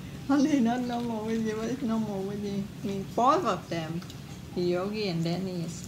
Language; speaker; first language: English; non-native, learner; Vietnamese